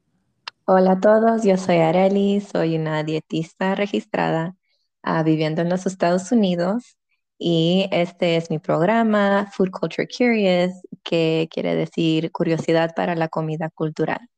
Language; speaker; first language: Spanish; early bilingual, heritage; Spanish